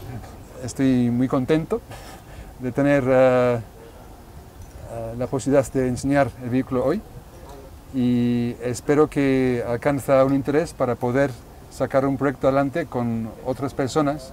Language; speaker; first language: Spanish; non-native, fluent; English